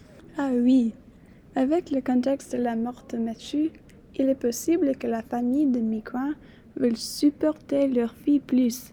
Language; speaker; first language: French; non-native, learner; English